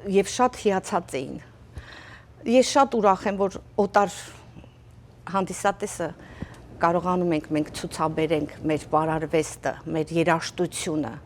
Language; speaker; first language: Armenian; native; Armenian